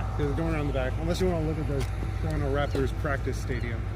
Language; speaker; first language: English; native; English